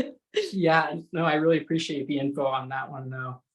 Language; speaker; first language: English; native; English